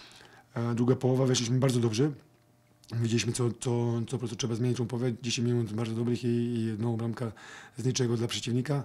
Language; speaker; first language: Polish; non-native, fluent; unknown